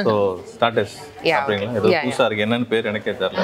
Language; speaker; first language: Tamil; native; Tamil